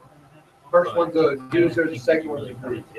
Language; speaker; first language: English; native; English